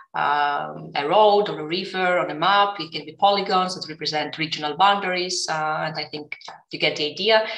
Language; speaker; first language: English; non-native, fluent; Greek